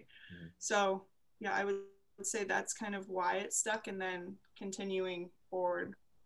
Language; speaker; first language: English; native; English